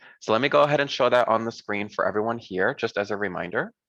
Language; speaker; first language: English; native; English